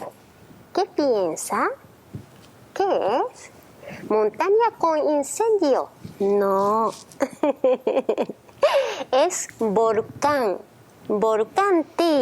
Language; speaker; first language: Spanish; non-native, learner; Japanese